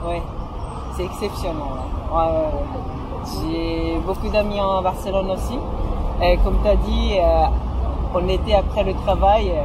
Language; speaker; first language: French; non-native, fluent; Japanese